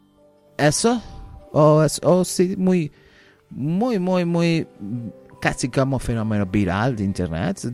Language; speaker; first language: Spanish; non-native, learner; English